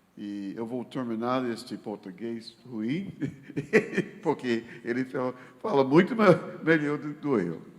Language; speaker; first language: Portuguese; non-native, learner; English